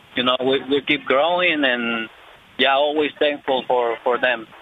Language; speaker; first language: English; non-native, fluent; Spanish